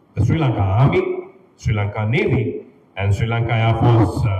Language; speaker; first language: English; non-native, local second language; Sinhala